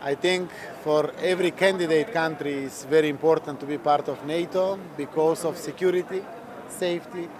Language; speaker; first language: English; non-native, fluent; Macedonian